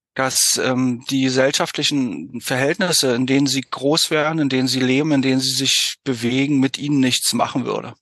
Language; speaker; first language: German; native; German